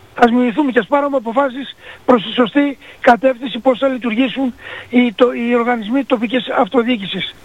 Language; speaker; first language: Greek; native; Greek